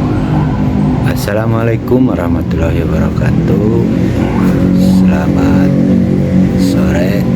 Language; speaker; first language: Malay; non-native, local second language; Sundanese